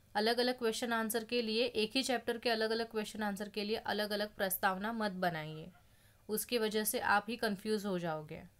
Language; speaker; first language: Hindi; non-native, local second language; Marathi